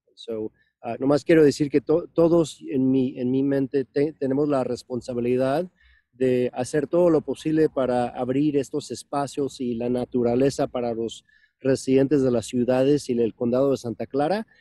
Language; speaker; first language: Spanish; early bilingual, heritage; Spanish